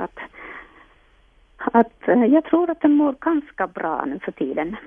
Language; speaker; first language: Swedish; non-native, local second language; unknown